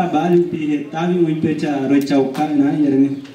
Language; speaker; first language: Portuguese; non-native, local second language; Guarani